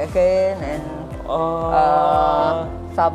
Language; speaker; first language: English; non-native, learner; Thai